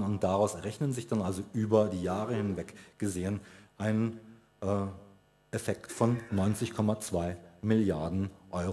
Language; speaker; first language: German; native; German